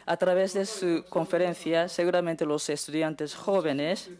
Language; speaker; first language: Spanish; non-native, fluent; Japanese